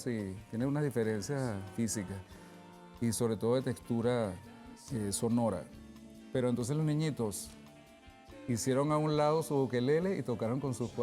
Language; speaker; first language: Spanish; native; Spanish